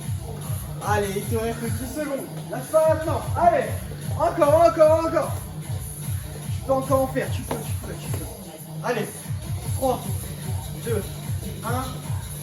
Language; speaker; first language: French; native; French